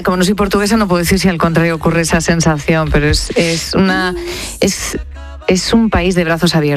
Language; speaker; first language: Spanish; native; Spanish